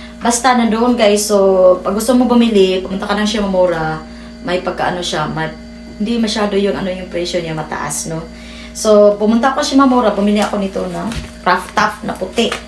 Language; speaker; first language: Filipino; non-native, local second language; Cebuano